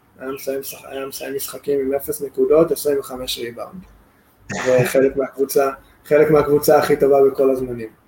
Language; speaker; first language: Hebrew; non-native, fluent; English